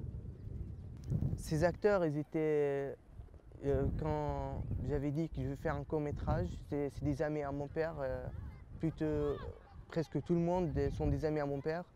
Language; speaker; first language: French; early bilingual, other home language; Arabic